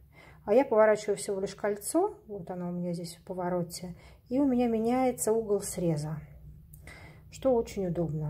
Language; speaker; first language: Russian; native; Russian